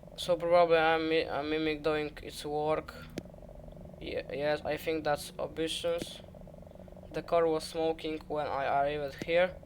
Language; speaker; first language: English; non-native, learner; Polish